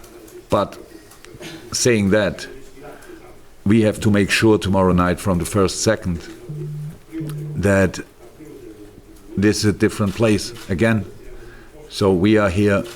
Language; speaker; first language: English; non-native, fluent; German